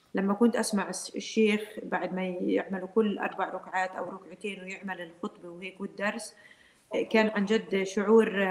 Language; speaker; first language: Arabic; native; Arabic